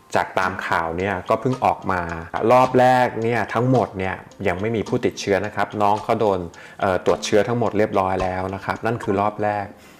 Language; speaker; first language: Thai; native; Thai